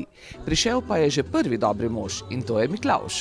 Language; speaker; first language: Slovenian; native; Slovenian